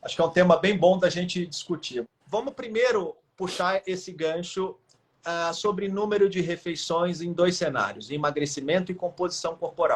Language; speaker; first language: Portuguese; native; Portuguese